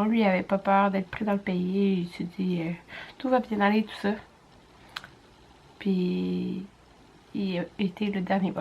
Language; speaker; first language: French; native; French